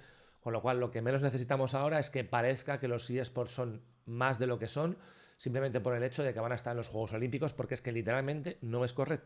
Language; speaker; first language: Spanish; native; Spanish